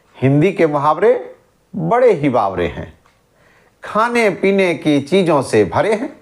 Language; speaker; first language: Hindi; native; Hindi